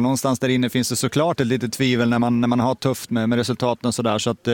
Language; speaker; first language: Swedish; native; Swedish